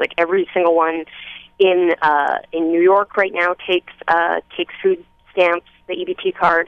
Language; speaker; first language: English; native; English